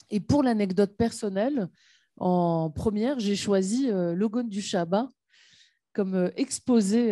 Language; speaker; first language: French; native; French